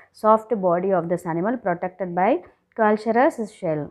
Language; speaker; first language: English; non-native, local second language; Tamil